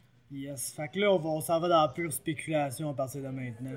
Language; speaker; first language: French; native; French